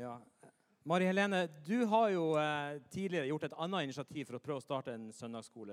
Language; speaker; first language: Norwegian; native; Norwegian